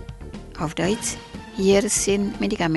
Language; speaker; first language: German; non-native, fluent; Indonesian